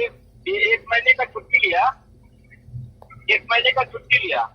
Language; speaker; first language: Hindi; non-native, learner; Bangla